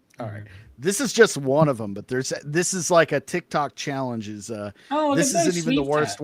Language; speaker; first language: English; native; English